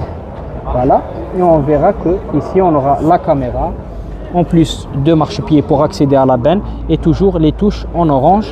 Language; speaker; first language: French; native; French